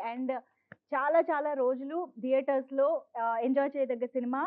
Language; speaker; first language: Telugu; native; Telugu